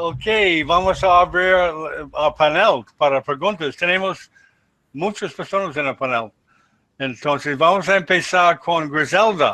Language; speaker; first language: Spanish; non-native, learner; English